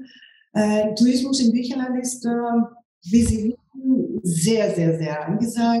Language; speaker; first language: German; non-native, fluent; Greek